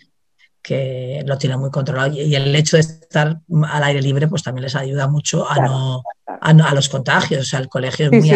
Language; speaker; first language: Spanish; native; Spanish